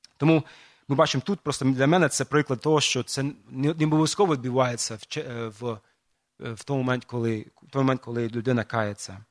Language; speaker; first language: Ukrainian; non-native, fluent; English